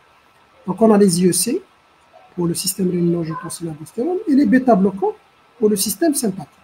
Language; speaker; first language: French; non-native, local second language; Arabic